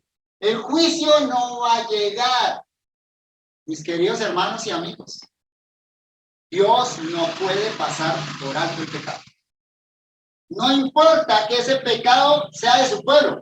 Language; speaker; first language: Spanish; native; Spanish